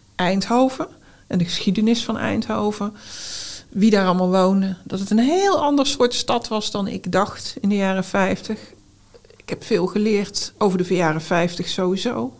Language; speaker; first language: Dutch; native; Dutch